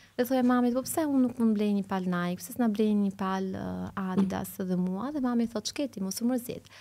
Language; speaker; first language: Albanian; early bilingual, heritage; Albanian